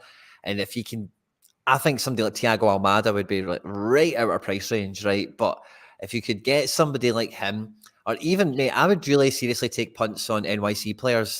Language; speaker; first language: English; native; English